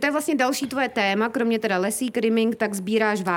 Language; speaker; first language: Czech; native; Czech